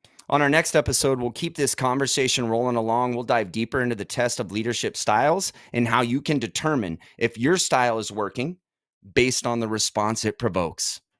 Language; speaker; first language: English; native; English